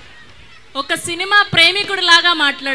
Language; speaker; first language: Telugu; native; Telugu